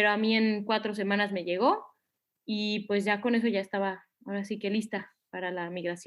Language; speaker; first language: Spanish; native; Spanish